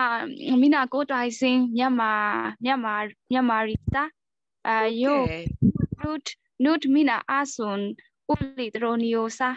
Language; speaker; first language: Finnish; non-native, learner; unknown